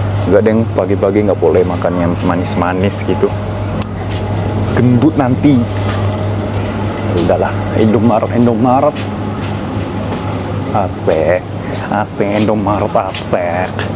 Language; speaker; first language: Indonesian; non-native, fluent; Japanese